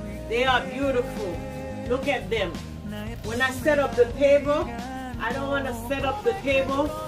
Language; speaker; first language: English; non-native, fluent; Haitian Creole